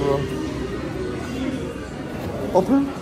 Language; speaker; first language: English; non-native, learner; Turkish